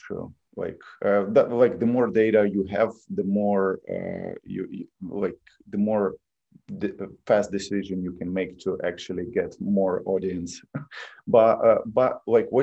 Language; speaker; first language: English; non-native, fluent; Ukrainian